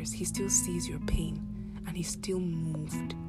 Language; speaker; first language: English; non-native, local second language; Yoruba